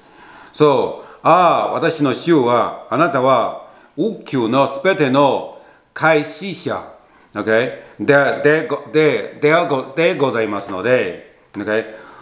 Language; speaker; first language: Japanese; non-native, learner; Chinese